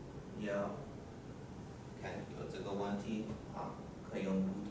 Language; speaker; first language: Chinese; non-native, learner; English